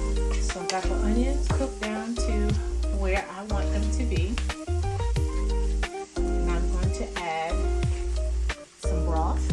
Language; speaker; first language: English; native; English